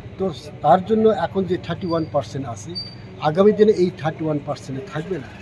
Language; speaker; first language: Bangla; non-native, local second language; Kok Borok